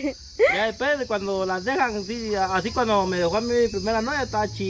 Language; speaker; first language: Spanish; native; Spanish